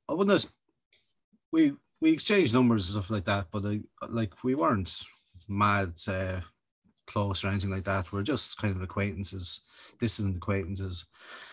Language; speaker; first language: English; native; English